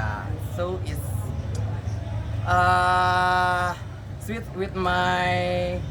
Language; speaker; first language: English; non-native, learner; Indonesian